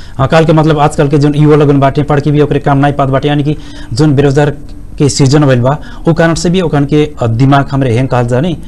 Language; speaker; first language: Bhojpuri; non-native, local second language; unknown